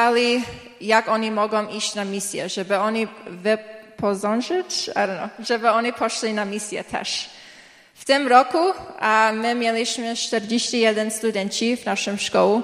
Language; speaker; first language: Polish; early bilingual, heritage; English